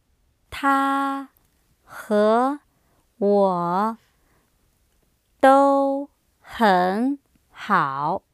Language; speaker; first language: Chinese; non-native, learner; English